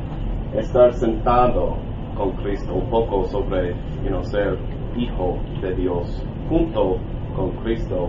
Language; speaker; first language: Spanish; non-native, learner; English